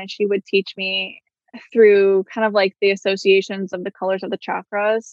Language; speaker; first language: English; native; English